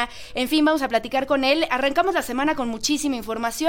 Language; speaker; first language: Spanish; native; Spanish